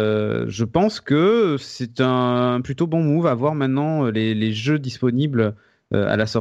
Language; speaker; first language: French; native; French